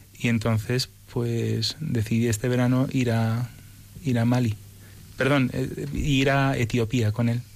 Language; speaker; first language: Spanish; early bilingual, other home language; English